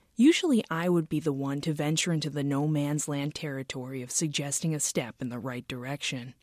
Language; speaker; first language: English; native; English